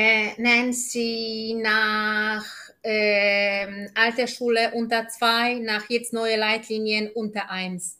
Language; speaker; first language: German; non-native, fluent; Polish